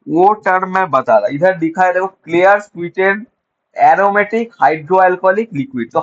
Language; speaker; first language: Hindi; non-native, local second language; Bangla